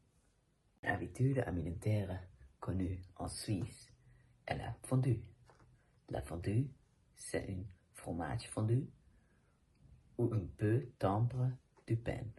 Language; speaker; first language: French; non-native, learner; Dutch